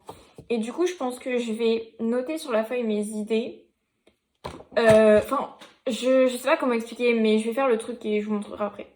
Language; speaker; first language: French; native; French